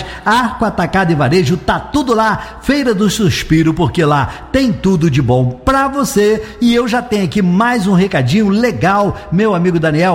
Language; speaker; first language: Portuguese; native; Portuguese